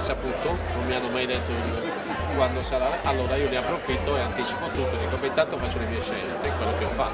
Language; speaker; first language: Italian; native; Italian